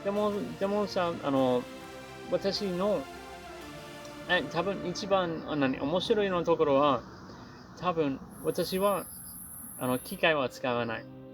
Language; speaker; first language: Japanese; non-native, learner; English